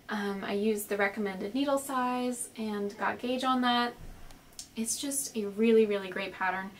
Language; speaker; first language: English; native; English